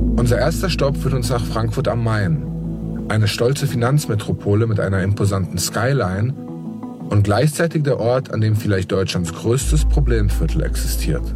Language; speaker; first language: German; native; German